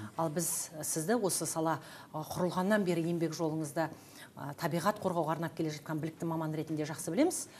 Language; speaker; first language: Kazakh; native; Kazakh